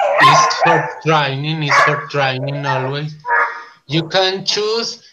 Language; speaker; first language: English; non-native, learner; Spanish